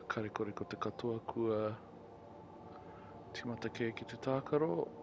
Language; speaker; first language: Māori; non-native, local second language; English